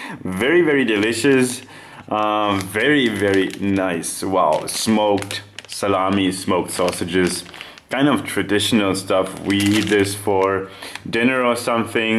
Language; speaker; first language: English; non-native, fluent; German